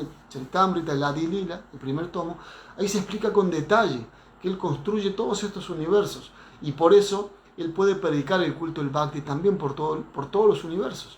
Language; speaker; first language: Spanish; native; Spanish